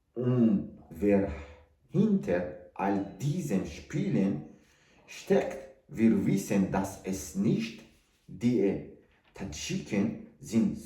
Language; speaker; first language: German; non-native, learner; Tajik